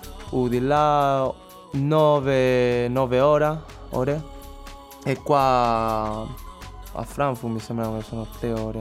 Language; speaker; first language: Italian; non-native, learner; Chinese